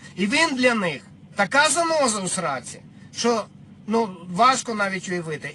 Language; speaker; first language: Ukrainian; non-native, local second language; Russian